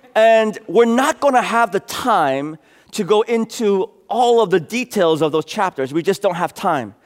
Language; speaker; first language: English; native; English